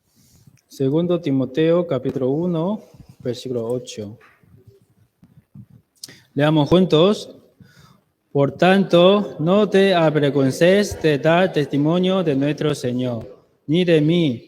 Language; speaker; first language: Spanish; non-native, learner; Chinese